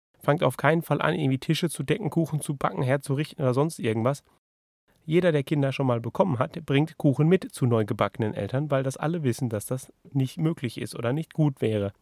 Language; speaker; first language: German; native; German